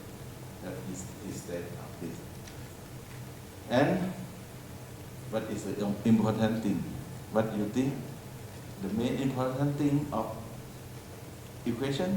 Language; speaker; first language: English; non-native, learner; Thai